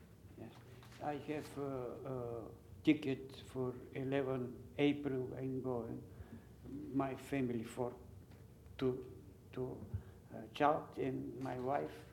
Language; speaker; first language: English; non-native, learner; Bulgarian